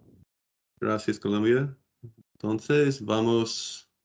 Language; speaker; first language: Spanish; non-native, learner; English